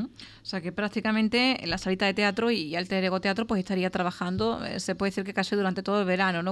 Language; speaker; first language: Spanish; native; Spanish